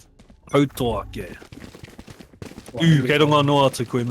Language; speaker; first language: Māori; non-native, local second language; English